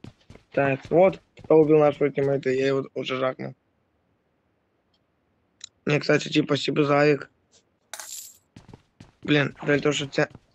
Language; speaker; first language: Russian; native; Russian